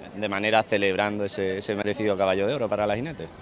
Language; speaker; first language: Spanish; non-native, fluent; English